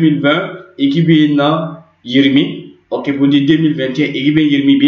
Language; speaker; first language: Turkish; non-native, learner; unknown